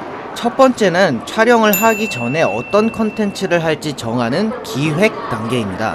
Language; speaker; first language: Korean; native; Korean